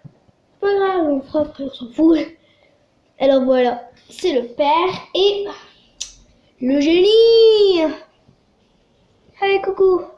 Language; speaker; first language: French; native; French